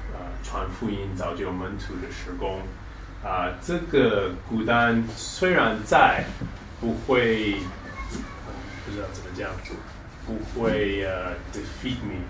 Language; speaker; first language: Chinese; non-native, fluent; English